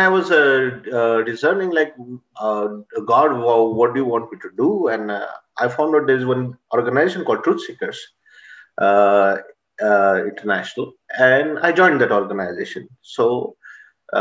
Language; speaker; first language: English; non-native, local second language; Marathi